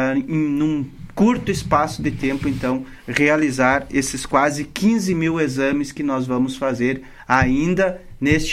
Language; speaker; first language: Portuguese; native; Portuguese